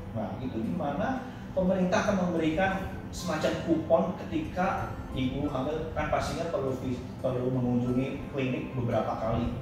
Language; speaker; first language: Indonesian; native; Indonesian